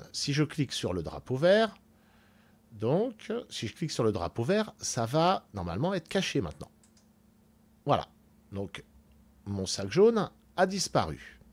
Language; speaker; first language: French; native; French